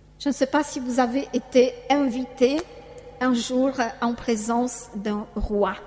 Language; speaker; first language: French; non-native, fluent; Polish